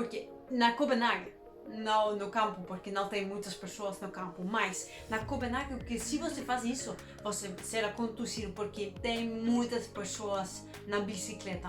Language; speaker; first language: Portuguese; non-native, learner; Danish